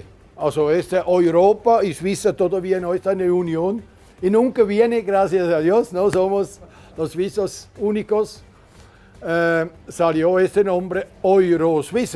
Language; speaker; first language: Spanish; non-native, fluent; German